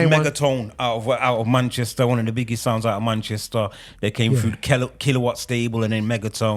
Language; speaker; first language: English; native; English